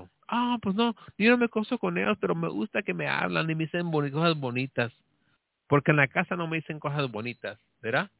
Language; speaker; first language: Spanish; early bilingual, heritage; Spanish